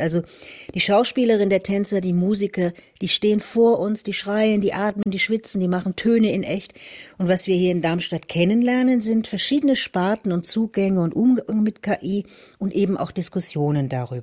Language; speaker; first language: German; native; German